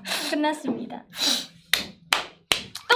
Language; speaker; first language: Korean; non-native, fluent; Japanese